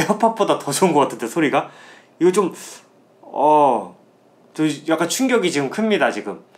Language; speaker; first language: Korean; native; Korean